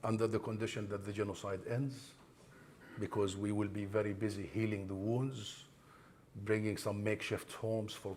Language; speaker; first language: English; non-native, fluent; Arabic